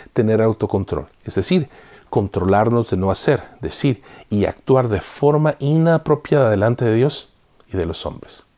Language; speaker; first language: Spanish; native; Spanish